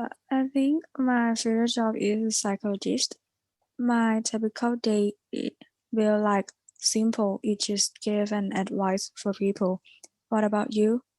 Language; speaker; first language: English; non-native, learner; Thai